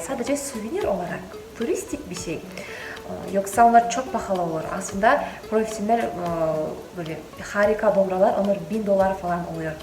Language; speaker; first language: Turkish; non-native, fluent; Kazakh